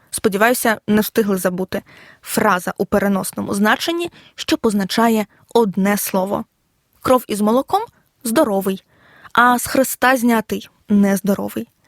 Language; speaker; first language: Ukrainian; native; Ukrainian